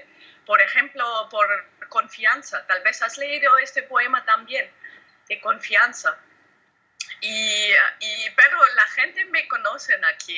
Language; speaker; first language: Spanish; non-native, learner; German